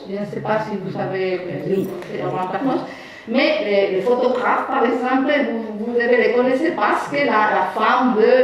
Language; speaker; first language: French; non-native, fluent; Spanish